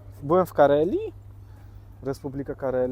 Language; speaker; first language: Polish; early bilingual, other home language; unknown